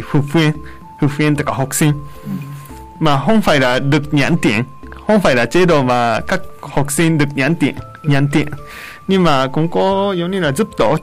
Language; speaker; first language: Vietnamese; non-native, fluent; Japanese